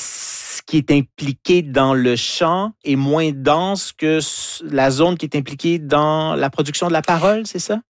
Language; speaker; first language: French; native; French